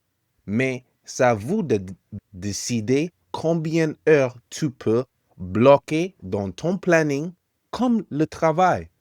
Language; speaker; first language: French; non-native, fluent; English